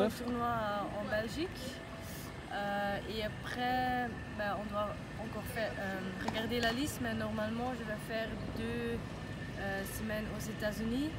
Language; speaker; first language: French; non-native, learner; Dutch